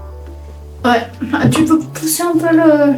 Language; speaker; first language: French; non-native, local second language; Malagasy